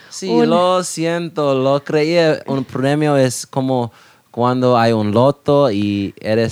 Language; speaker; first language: Spanish; non-native, learner; English